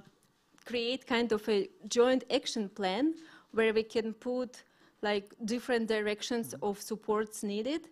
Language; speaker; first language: English; non-native, fluent; Russian